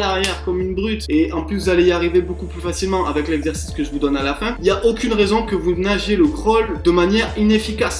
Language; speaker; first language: French; native; French